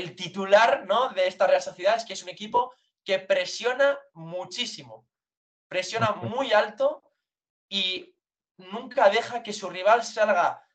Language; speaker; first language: English; non-native, learner; Spanish